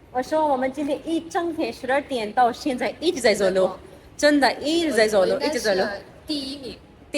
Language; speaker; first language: Chinese; non-native, fluent; Urdu